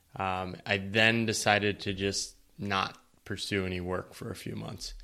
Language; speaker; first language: English; native; English